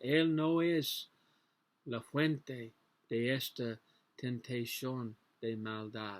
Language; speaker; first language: Spanish; non-native, learner; English